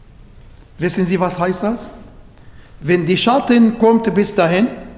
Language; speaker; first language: German; non-native, fluent; Arabic